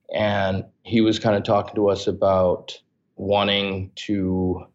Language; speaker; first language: English; native; English